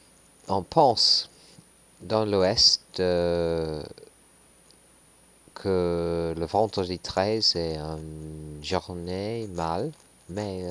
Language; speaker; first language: French; non-native, learner; English